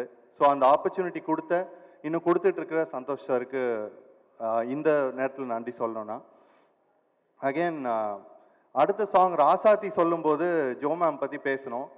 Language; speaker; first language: Tamil; native; Tamil